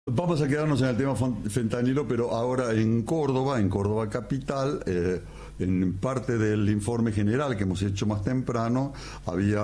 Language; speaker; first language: Spanish; native; Spanish